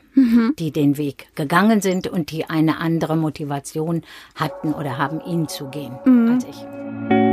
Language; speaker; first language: German; native; German